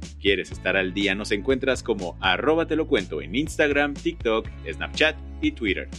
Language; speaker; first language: Spanish; native; Spanish